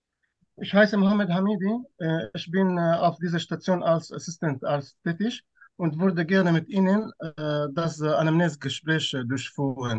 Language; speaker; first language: German; non-native, fluent; Turkish